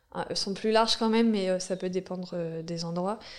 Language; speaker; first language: French; native; French